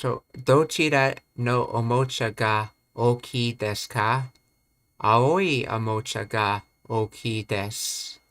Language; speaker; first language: Japanese; non-native, learner; English